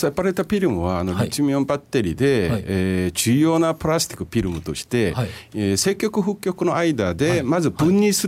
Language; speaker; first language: Japanese; non-native, fluent; Korean